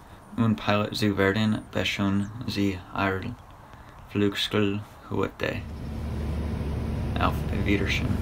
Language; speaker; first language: German; non-native, learner; English